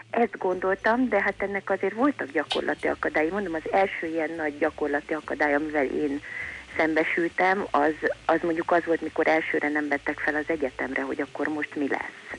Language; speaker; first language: Hungarian; native; Hungarian